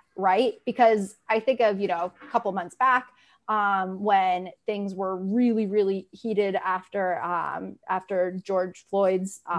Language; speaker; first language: English; native; English